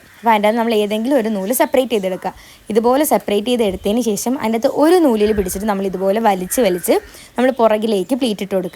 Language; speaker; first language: Malayalam; native; Malayalam